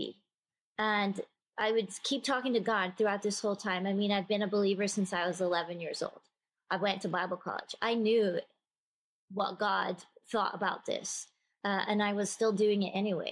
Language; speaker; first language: English; native; English